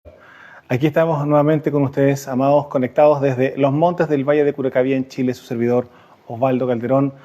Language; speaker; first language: Spanish; native; Spanish